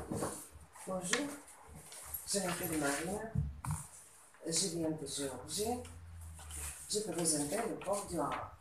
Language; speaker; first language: French; non-native, learner; Georgian